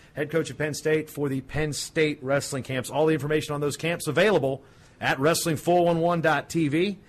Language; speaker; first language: English; native; English